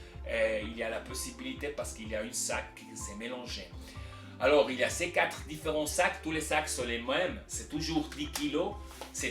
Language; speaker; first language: French; non-native, local second language; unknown